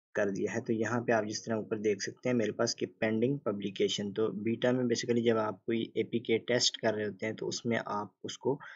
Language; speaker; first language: Urdu; native; Urdu